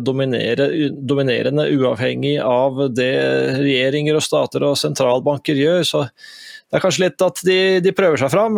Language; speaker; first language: Norwegian; native; Norwegian